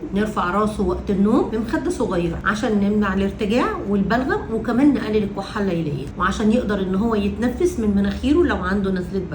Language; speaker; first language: Arabic; native; Arabic